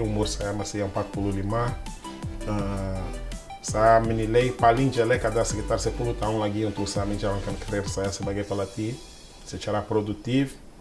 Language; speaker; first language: Indonesian; non-native, fluent; Portuguese